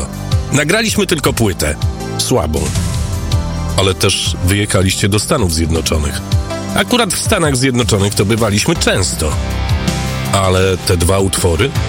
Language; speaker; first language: Polish; native; Polish